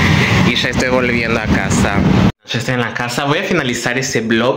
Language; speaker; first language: Spanish; non-native, fluent; Portuguese